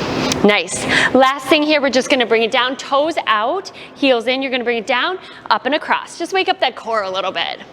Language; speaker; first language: English; native; English